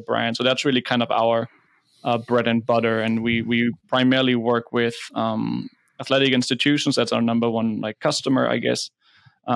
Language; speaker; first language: English; non-native, fluent; German